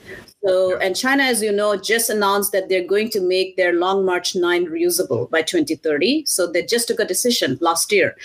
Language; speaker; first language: English; non-native, local second language; Assamese